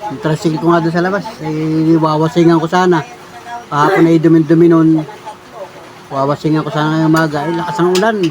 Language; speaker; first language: Filipino; native; Filipino